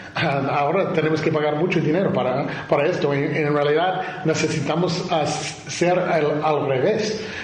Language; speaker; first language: Spanish; non-native, learner; English